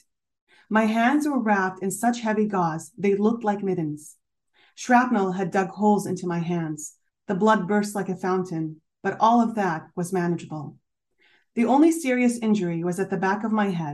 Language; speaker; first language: English; native; English